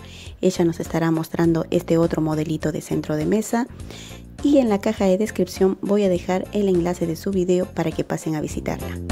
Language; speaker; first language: Spanish; native; Spanish